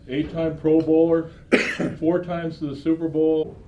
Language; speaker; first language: English; native; English